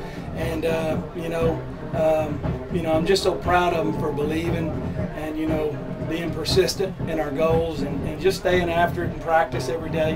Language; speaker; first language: English; native; English